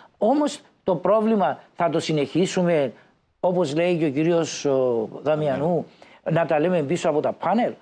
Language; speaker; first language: Greek; native; Greek